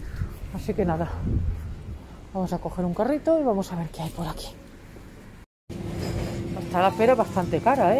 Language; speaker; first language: Spanish; native; Spanish